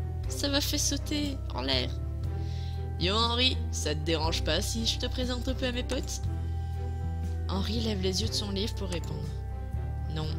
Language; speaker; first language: French; native; French